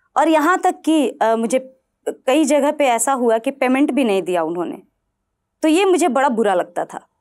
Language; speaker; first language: Hindi; non-native, local second language; Bhojpuri